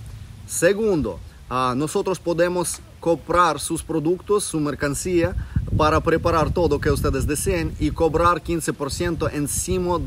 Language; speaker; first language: Spanish; non-native, fluent; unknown